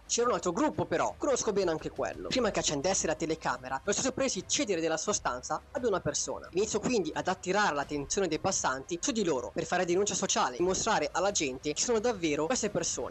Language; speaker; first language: Italian; native; Italian